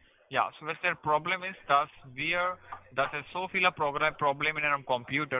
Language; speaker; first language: German; non-native, learner; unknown